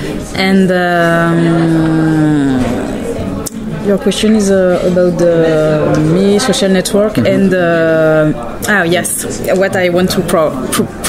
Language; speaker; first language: English; non-native, learner; French